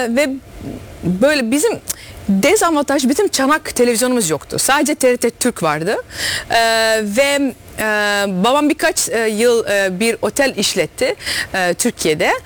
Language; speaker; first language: Turkish; early bilingual, heritage; Dutch